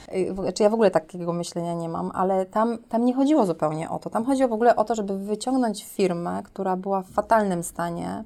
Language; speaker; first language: Polish; native; Polish